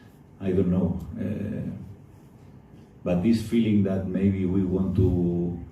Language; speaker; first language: English; non-native, fluent; Spanish